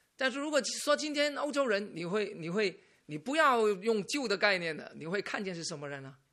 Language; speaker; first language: Chinese; non-native, local second language; Cantonese